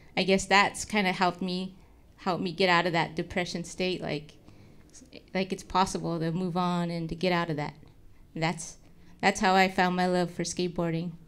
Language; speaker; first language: English; native; English